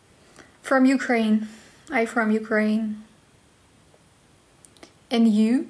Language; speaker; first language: English; non-native, learner; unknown